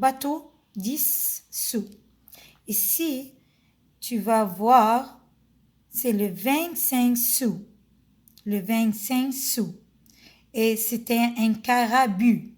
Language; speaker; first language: French; non-native, fluent; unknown